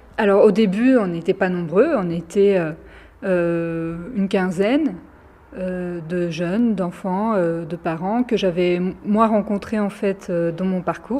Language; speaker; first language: French; early bilingual, other home language; Romany